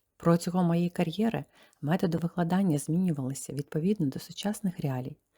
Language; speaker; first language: Ukrainian; non-native, fluent; Romanian